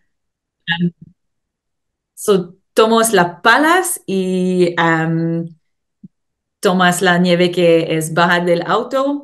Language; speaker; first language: Spanish; non-native, learner; English